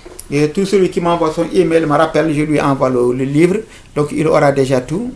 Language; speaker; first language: French; non-native, local second language; Fula